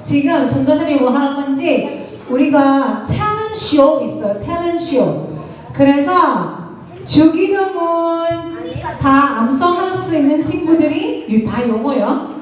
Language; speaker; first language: Korean; native; Korean